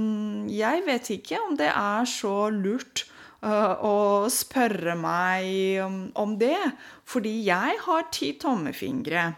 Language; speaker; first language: Norwegian; non-native, fluent; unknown